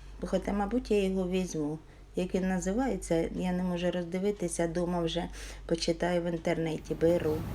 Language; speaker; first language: Ukrainian; native; Ukrainian